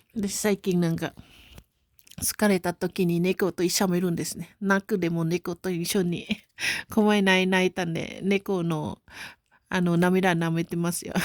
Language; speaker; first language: Japanese; non-native, learner; Thai